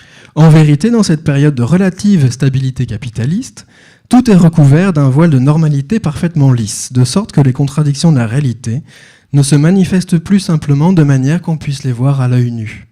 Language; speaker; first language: French; native; French